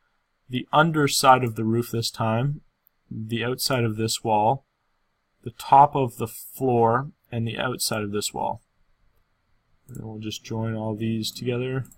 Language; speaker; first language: English; native; English